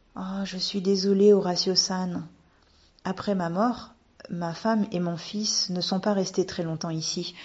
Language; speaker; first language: French; native; French